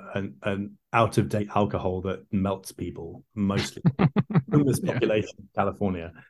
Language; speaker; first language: English; native; English